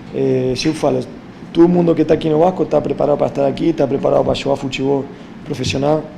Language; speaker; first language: Portuguese; non-native, fluent; Spanish